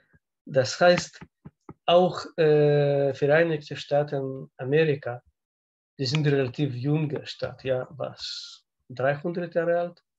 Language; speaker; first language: German; non-native, learner; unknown